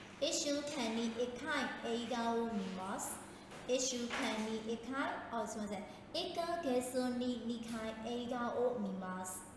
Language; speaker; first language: Japanese; non-native, fluent; Burmese